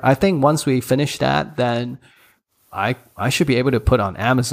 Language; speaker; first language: English; non-native, local second language; Cantonese